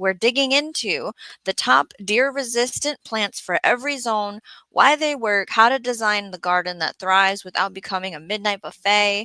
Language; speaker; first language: English; native; English